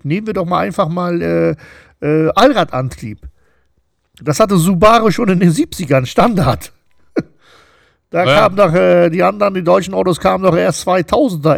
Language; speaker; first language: German; native; German